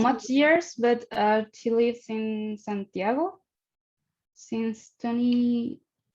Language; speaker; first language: English; non-native, learner; Spanish